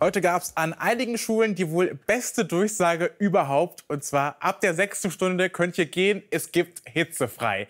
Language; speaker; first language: German; native; German